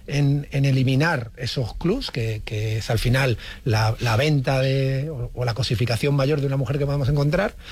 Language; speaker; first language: Spanish; native; Spanish